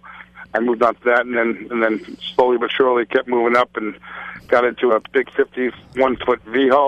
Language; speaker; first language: English; native; English